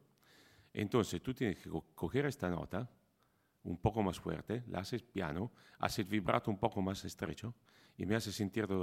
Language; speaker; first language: Spanish; non-native, fluent; Italian